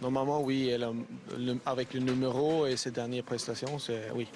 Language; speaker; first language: French; non-native, learner; Swedish